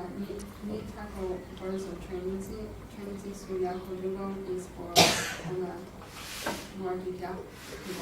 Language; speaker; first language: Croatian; non-native, learner; English